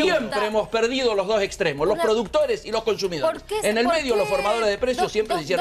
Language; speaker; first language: Spanish; native; Spanish